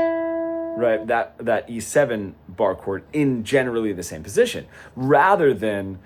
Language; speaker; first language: English; native; English